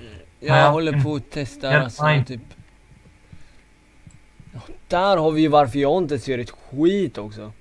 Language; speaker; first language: Swedish; native; Swedish